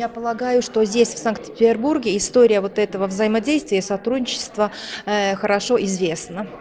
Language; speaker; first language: Russian; native; Russian